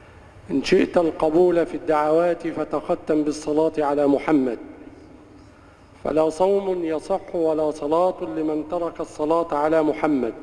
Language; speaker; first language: Arabic; native; Arabic